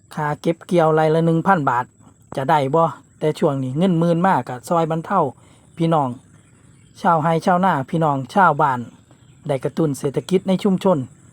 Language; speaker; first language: Thai; native; Thai